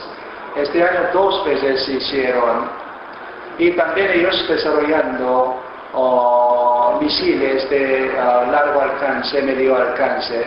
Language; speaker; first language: Spanish; non-native, fluent; Korean